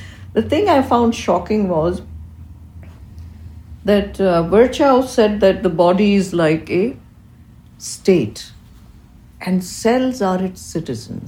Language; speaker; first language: English; non-native, local second language; Urdu